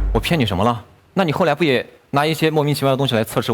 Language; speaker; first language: Chinese; native; Chinese